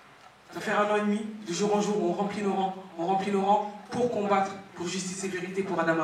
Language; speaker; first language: French; native; French